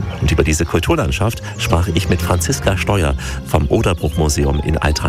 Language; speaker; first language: German; native; German